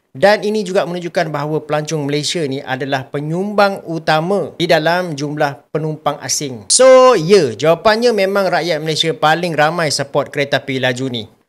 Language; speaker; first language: Malay; native; Malay